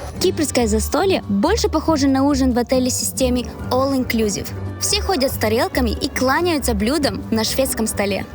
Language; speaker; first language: Russian; native; Russian